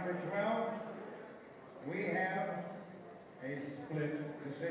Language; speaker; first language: English; native; English